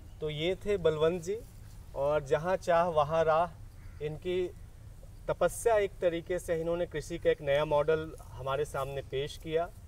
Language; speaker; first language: Hindi; native; Hindi